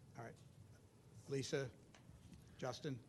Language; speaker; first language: English; native; English